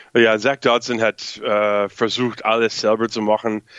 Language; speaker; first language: German; non-native, fluent; English